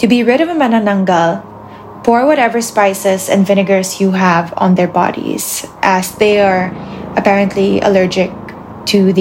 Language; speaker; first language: English; non-native, local second language; Filipino